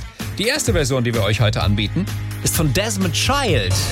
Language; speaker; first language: German; native; German